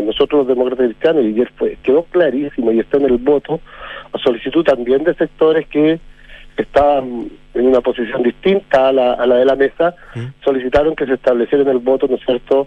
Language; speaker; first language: Spanish; native; Spanish